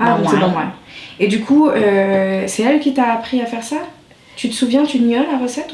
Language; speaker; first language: French; early bilingual, other home language; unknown